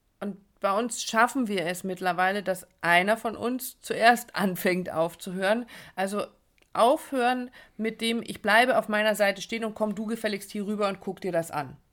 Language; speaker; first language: German; native; German